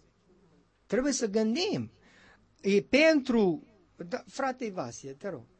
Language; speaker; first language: Romanian; non-native, learner; English